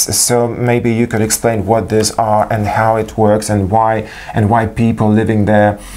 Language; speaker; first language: English; non-native, fluent; Ukrainian